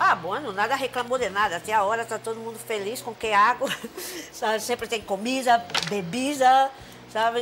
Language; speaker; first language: Spanish; non-native, fluent; Portuguese